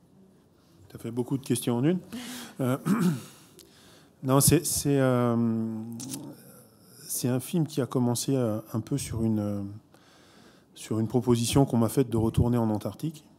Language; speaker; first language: French; native; French